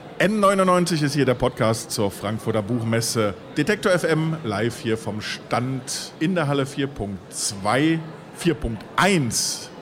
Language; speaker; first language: German; native; German